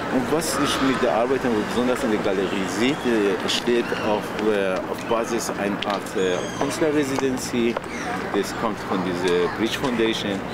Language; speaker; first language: German; non-native, fluent; Persian